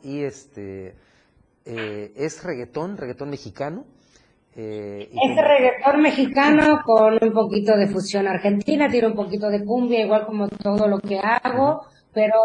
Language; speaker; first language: Spanish; native; Spanish